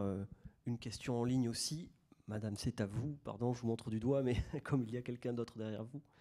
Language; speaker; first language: French; native; French